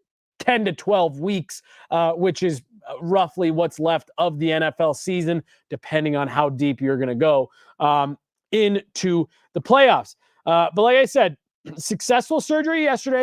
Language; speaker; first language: English; native; English